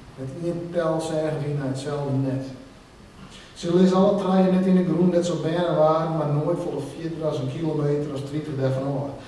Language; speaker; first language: Dutch; non-native, local second language; Western Frisian